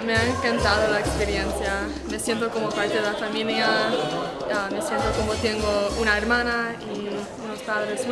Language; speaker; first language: Spanish; non-native, learner; English